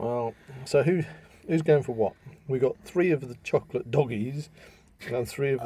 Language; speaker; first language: English; native; English